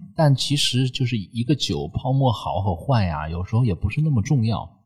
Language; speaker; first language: Chinese; native; Chinese